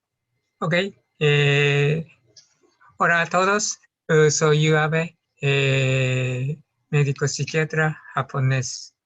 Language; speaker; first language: Spanish; non-native, learner; Japanese